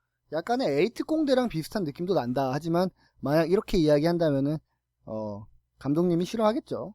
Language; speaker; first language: Korean; native; Korean